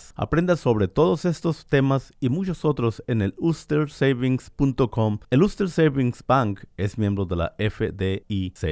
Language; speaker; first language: Spanish; native; Spanish